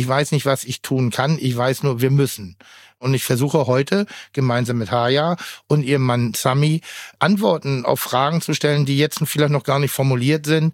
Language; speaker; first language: German; native; German